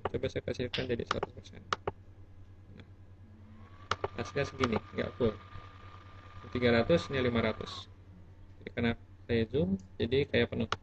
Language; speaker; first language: Indonesian; native; Indonesian